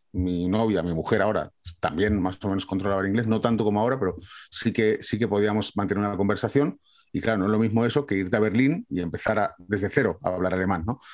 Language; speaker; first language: Spanish; native; Spanish